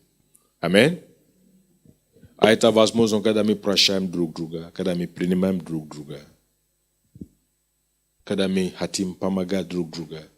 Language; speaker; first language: Russian; non-native, fluent; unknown